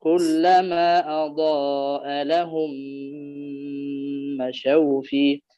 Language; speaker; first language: Arabic; native; Arabic